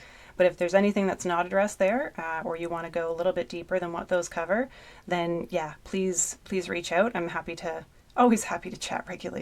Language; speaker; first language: English; native; English